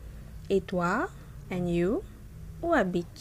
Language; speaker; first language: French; non-native, fluent; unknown